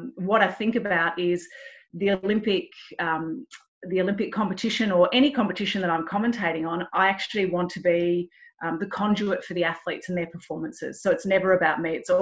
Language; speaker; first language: English; native; English